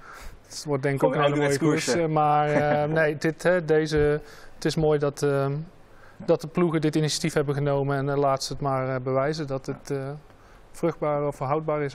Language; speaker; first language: Dutch; native; Dutch